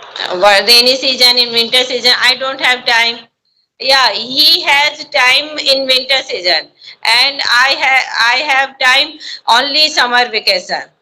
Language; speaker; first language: English; non-native, learner; Hindi